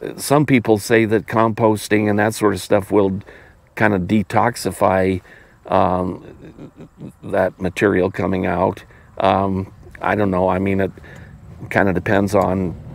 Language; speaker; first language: English; native; English